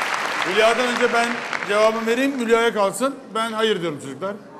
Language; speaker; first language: Turkish; native; Turkish